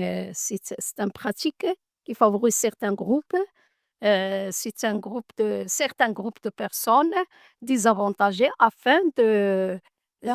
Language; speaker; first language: French; non-native, learner; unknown